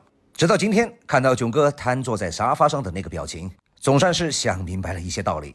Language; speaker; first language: Chinese; native; Chinese